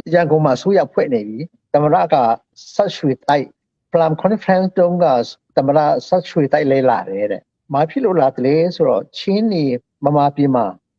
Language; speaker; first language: Burmese; non-native, local second language; Hakha Chin